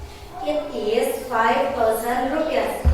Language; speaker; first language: English; non-native, learner; Indonesian